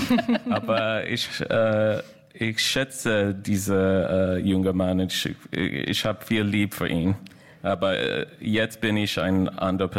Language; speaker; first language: German; non-native, learner; English